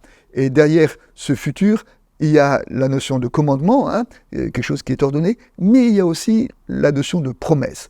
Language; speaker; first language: French; native; French